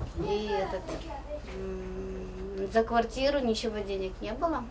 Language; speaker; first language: Russian; native; Russian